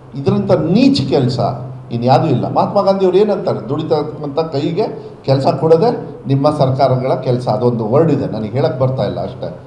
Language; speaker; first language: Kannada; native; Kannada